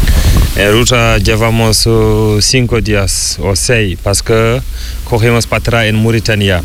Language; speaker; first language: Spanish; non-native, learner; Fula